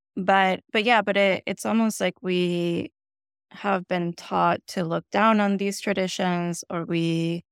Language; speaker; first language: English; non-native, fluent; Spanish